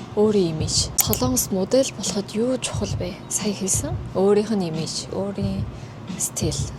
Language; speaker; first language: Mongolian; native; Mongolian